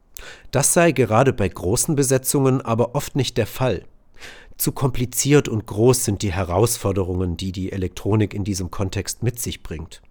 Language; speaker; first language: German; native; German